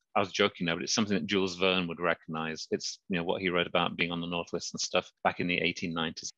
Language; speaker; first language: English; native; English